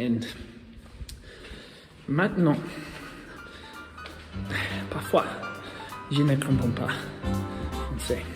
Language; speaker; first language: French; non-native, learner; English